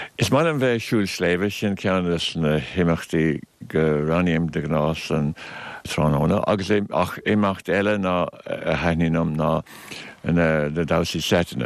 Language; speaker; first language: Irish; non-native, local second language; English